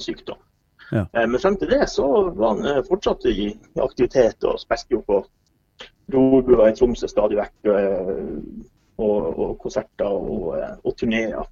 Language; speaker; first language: Norwegian; native; Norwegian